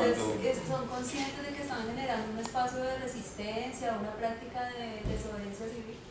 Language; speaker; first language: Spanish; non-native, learner; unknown